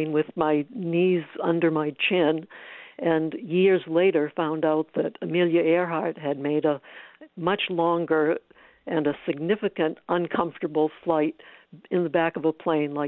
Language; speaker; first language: English; native; English